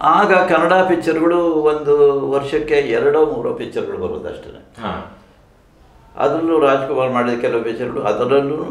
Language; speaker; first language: Kannada; native; Kannada